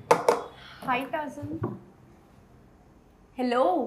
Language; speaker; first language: Telugu; non-native, fluent; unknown